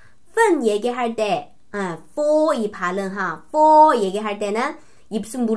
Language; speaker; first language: Korean; non-native, fluent; Chinese